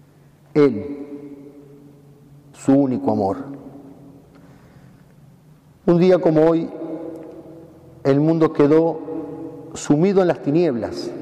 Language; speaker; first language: Spanish; native; Spanish